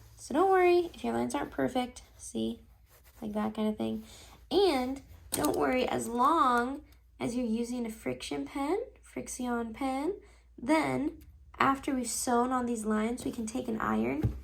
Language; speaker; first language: English; native; English